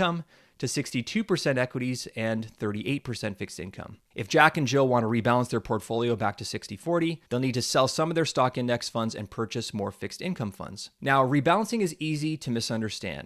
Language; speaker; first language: English; native; English